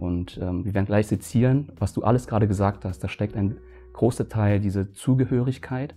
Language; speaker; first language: German; early bilingual, other home language; Vietnamese